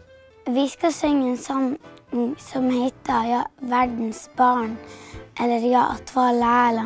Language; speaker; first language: Norwegian; early bilingual, other home language; Arabic